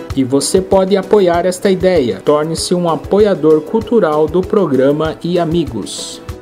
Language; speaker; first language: Portuguese; native; Portuguese